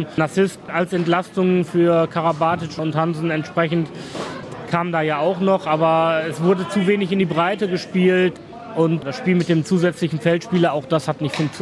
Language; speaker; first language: German; native; German